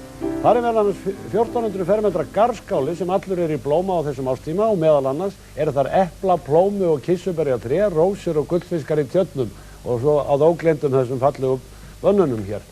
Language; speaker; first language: Icelandic; native; Icelandic